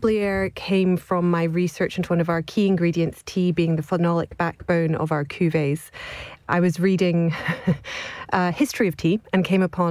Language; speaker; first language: English; native; English